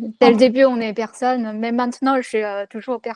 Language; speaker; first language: French; non-native, fluent; Chinese